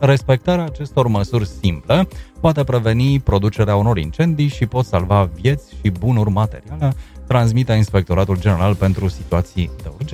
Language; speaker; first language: Romanian; native; Romanian